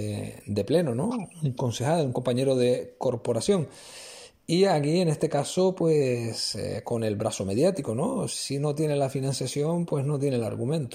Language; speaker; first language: Spanish; native; Spanish